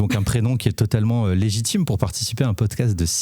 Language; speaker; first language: French; native; French